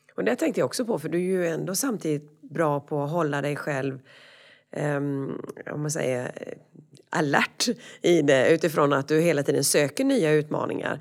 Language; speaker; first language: Swedish; native; Swedish